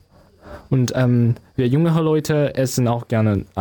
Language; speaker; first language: German; non-native, learner; Chinese